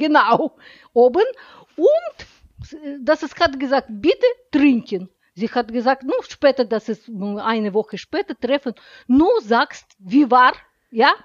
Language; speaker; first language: German; non-native, learner; Russian